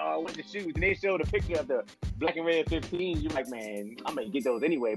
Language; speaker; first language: English; native; English